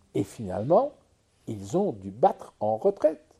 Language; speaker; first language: French; native; French